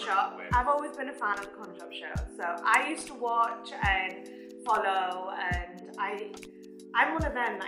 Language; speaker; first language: English; native; English